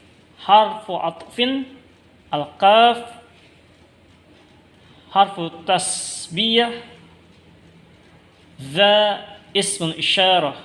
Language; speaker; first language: Arabic; non-native, learner; Indonesian